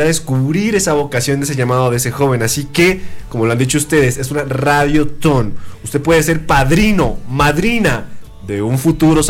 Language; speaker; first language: Spanish; native; Spanish